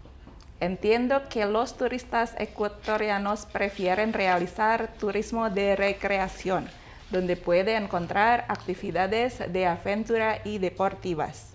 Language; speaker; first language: Spanish; non-native, fluent; Indonesian